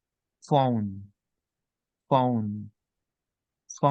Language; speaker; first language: German; non-native, learner; Hindi